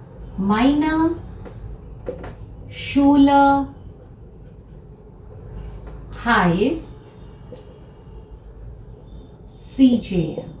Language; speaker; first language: German; non-native, fluent; Hindi